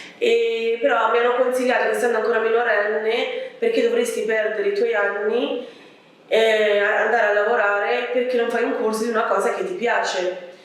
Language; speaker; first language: Italian; early bilingual, other home language; Arabic